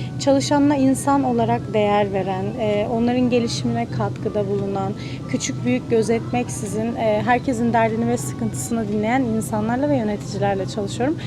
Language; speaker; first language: Turkish; native; Turkish